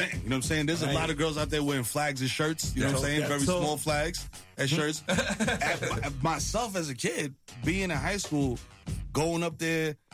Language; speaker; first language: English; native; English